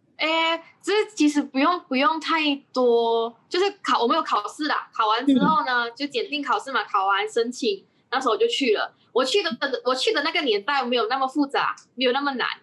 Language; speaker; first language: Chinese; native; Chinese